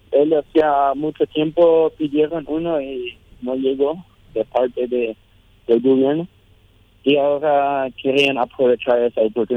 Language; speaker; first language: Spanish; non-native, local second language; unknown